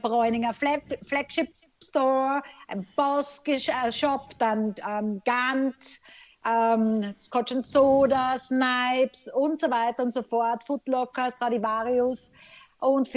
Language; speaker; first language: German; native; German